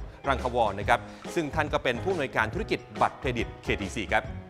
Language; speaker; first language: Thai; native; Thai